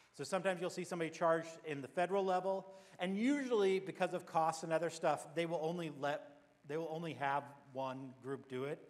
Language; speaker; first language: English; native; English